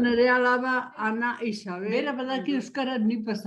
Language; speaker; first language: Basque; native; Basque